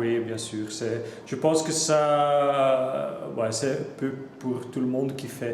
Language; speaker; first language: French; non-native, local second language; Dutch